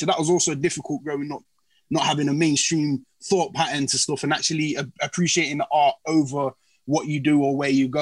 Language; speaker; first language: English; native; English